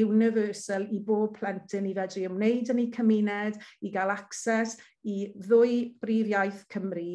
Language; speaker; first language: Welsh; native; Welsh